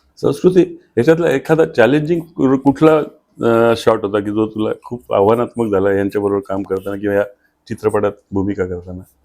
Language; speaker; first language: Marathi; native; Marathi